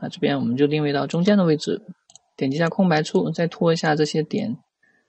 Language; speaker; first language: Chinese; native; Chinese